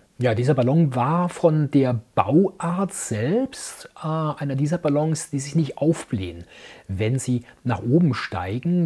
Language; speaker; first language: German; native; German